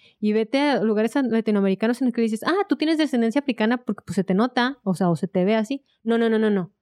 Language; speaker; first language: Spanish; native; Spanish